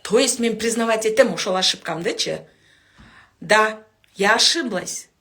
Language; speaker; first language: Russian; non-native, local second language; Kyrgyz